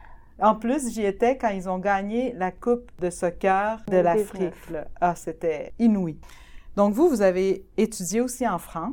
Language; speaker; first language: French; native; French